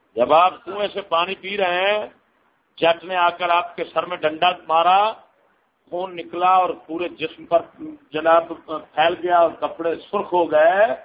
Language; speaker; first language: Urdu; non-native, local second language; Punjabi